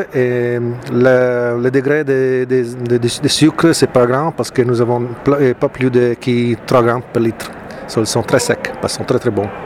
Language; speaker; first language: French; non-native, fluent; Italian